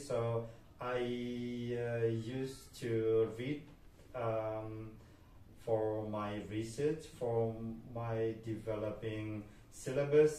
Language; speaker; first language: English; non-native, fluent; Indonesian